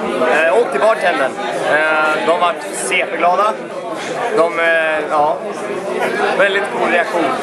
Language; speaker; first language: Swedish; native; Swedish